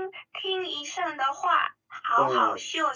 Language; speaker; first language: Chinese; non-native, learner; Indonesian